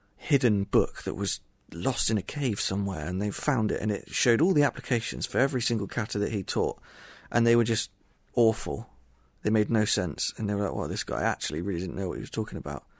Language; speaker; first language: English; native; English